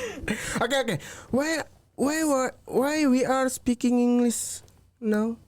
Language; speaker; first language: English; non-native, learner; Indonesian